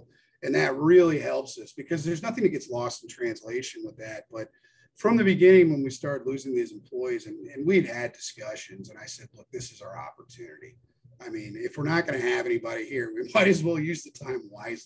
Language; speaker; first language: English; native; English